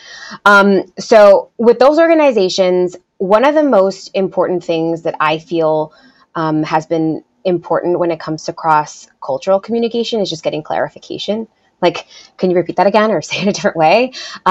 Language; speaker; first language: English; early bilingual, other home language; Spanish